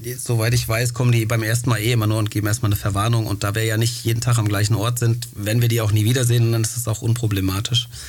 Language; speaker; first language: German; early bilingual, other home language; Greek